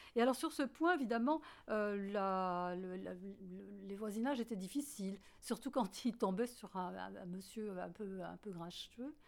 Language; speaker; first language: French; native; French